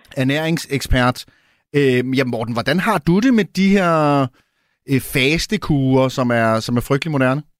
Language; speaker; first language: Danish; native; Danish